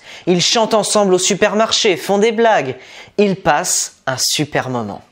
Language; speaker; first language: French; native; French